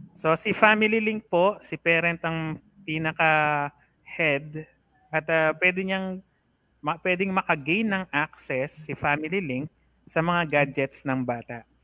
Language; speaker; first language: Filipino; native; Filipino